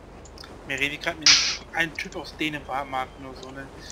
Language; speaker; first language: German; native; German